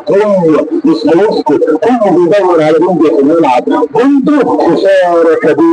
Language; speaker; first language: Arabic; native; Arabic